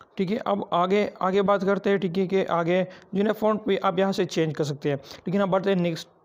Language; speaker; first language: Urdu; non-native, local second language; Pashto